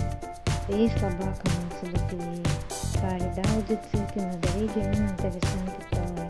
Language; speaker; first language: Latvian; non-native, learner; Ukrainian